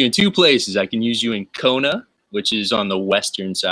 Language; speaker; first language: English; native; English